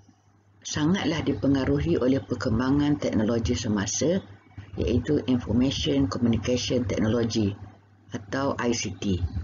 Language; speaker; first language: Malay; native; Malay